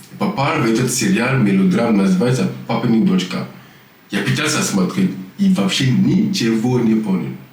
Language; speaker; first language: Russian; non-native, learner; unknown